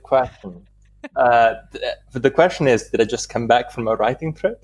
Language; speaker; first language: English; non-native, fluent; Italian